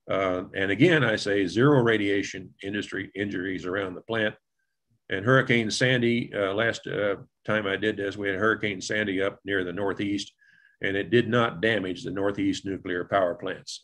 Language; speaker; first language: English; native; English